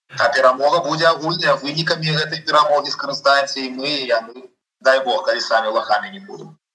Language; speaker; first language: Belarusian; non-native, local second language; Russian